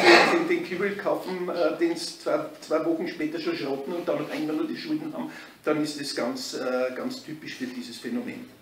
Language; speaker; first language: German; native; German